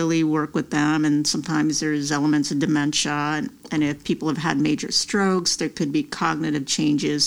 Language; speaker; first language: English; native; English